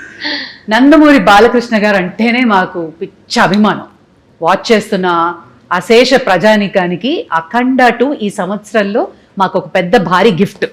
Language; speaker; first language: Telugu; native; Telugu